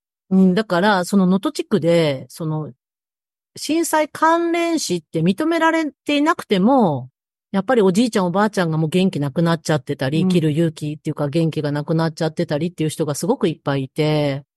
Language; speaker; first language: Japanese; native; Japanese